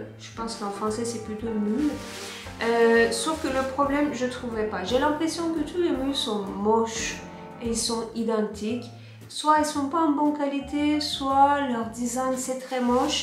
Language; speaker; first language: French; non-native, fluent; Turkish